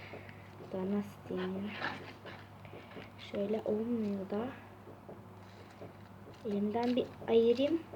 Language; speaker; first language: Turkish; native; Turkish